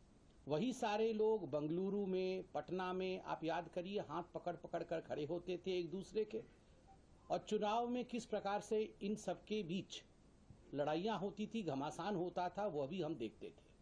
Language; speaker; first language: Hindi; native; Hindi